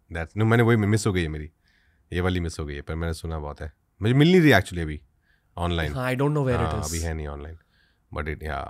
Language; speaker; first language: Hindi; native; Hindi